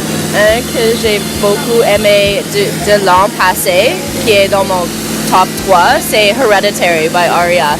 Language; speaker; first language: French; non-native, learner; English